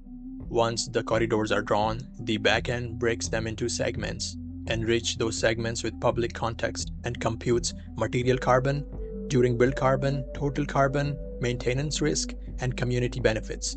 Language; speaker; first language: English; non-native, fluent; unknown